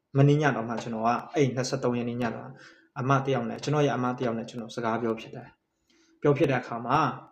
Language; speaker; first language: Burmese; native; Burmese